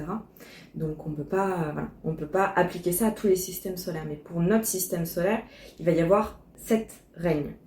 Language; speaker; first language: French; native; French